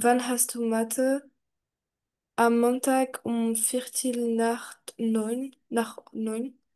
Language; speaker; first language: German; non-native, learner; French